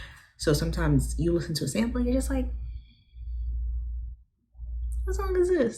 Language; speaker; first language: English; native; English